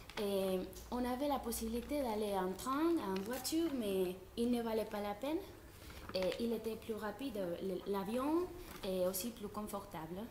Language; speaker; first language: French; non-native, fluent; Spanish